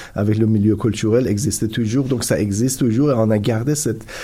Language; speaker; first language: French; non-native, fluent; Persian